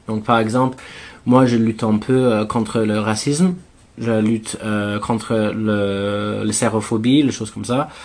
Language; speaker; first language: French; non-native, learner; English